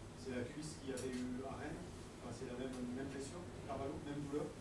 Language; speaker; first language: French; native; French